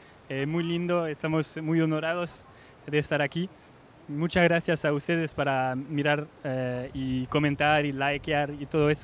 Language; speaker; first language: Spanish; non-native, fluent; French